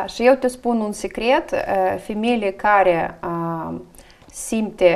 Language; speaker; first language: Romanian; non-native, learner; Russian